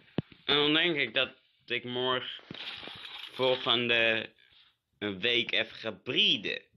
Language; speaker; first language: Dutch; native; Dutch